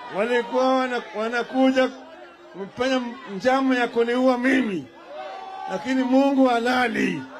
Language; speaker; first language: Swahili; non-native, local second language; Luo (Kenya and Tanzania)